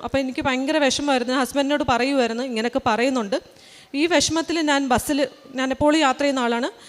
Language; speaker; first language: Malayalam; early bilingual, heritage; Malayalam